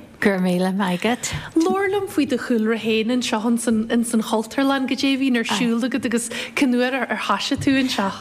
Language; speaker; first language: Irish; native; Irish